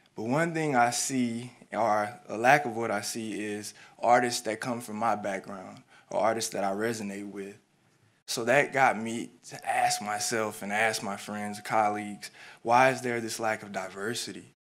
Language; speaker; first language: English; native; English